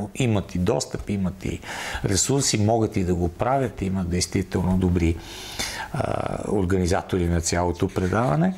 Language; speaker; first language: Bulgarian; native; Bulgarian